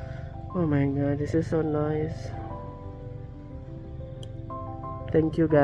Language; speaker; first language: English; non-native, learner; Indonesian